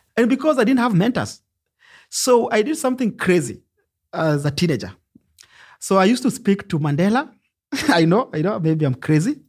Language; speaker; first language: English; non-native, local second language; Luo (Kenya and Tanzania)